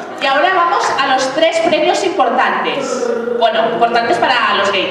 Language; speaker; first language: Spanish; native; Spanish